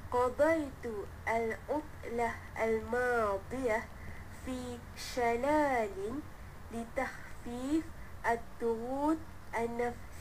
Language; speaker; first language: Arabic; non-native, learner; Malay